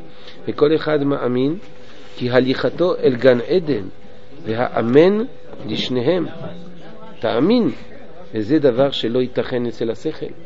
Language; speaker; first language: Hebrew; non-native, fluent; French